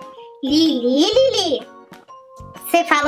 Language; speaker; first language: Portuguese; native; Portuguese